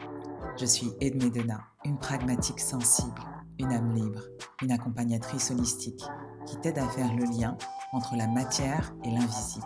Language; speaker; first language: French; native; French